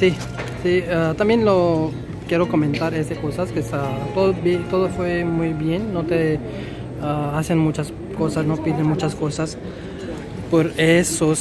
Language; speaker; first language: Spanish; non-native, learner; Urdu